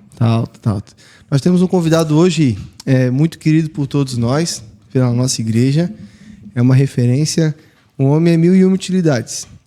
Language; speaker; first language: Portuguese; native; Portuguese